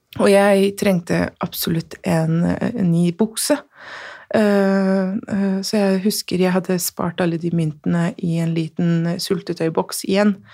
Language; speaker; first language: Norwegian; non-native, fluent; Persian